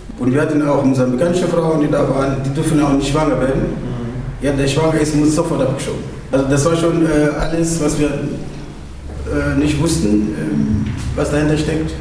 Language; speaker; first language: German; non-native, fluent; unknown